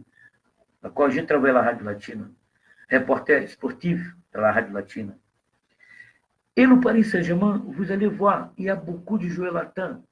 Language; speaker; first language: French; non-native, fluent; Portuguese